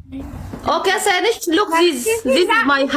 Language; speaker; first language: English; non-native, learner; Amharic